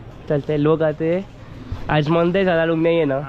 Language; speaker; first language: Hindi; non-native, learner; French